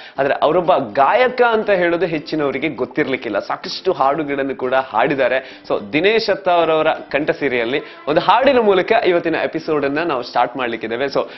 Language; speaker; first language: Kannada; native; Kannada